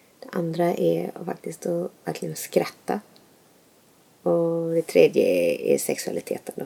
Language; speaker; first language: Swedish; native; Swedish